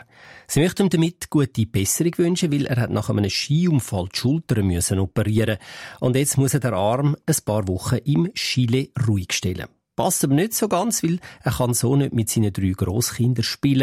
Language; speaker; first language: German; native; German